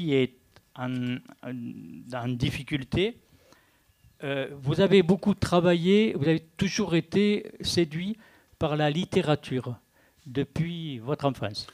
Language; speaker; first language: French; native; French